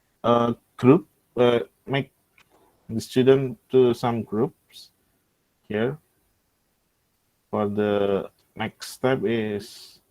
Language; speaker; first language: English; non-native, local second language; Indonesian